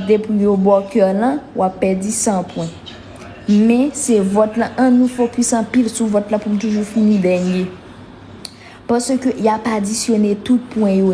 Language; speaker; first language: French; non-native, learner; Haitian Creole